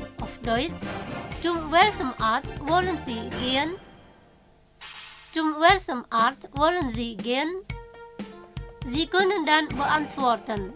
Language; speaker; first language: German; non-native, fluent; Indonesian